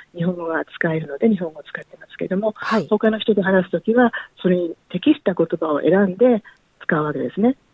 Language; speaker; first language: Japanese; native; Japanese